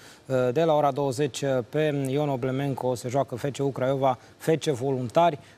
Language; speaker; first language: Romanian; native; Romanian